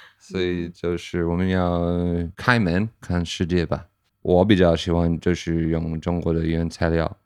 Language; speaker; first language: Chinese; non-native, fluent; English